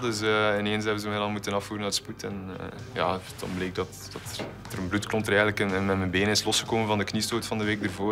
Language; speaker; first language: Dutch; native; Dutch